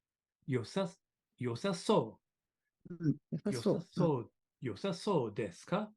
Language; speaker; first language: Japanese; non-native, learner; English